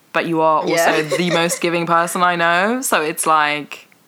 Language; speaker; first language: English; early bilingual, other home language; Persian